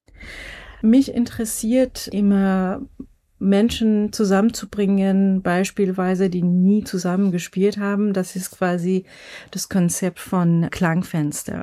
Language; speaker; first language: German; non-native, fluent; Persian